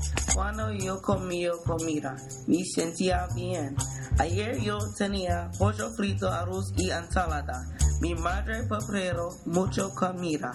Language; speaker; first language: Spanish; non-native, learner; English